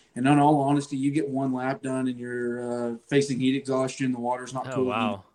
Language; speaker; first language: English; native; English